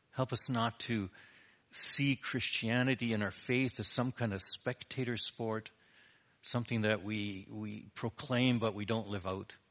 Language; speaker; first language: English; native; English